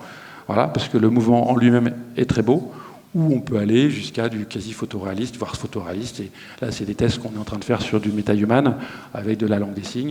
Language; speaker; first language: French; native; French